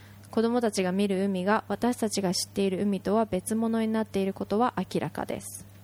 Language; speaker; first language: Japanese; early bilingual, heritage; Japanese